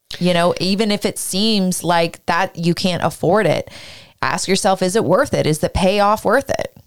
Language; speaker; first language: English; native; English